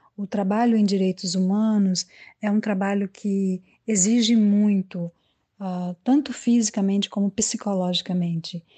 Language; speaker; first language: Portuguese; native; Portuguese